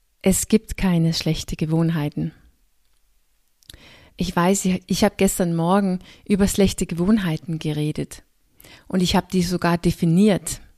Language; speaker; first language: German; non-native, fluent; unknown